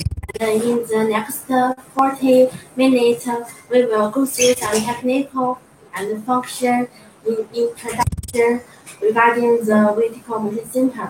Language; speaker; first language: English; non-native, learner; Chinese